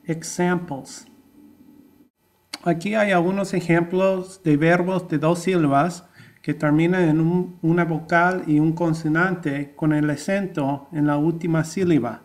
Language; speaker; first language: Spanish; non-native, fluent; English